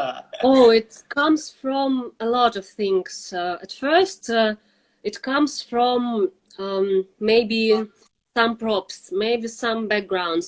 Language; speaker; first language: English; non-native, fluent; Russian